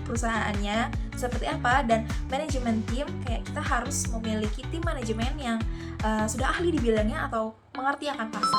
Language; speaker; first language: Indonesian; native; Indonesian